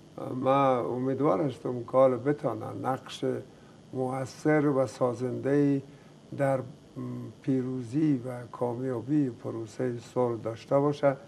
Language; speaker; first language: Persian; native; Persian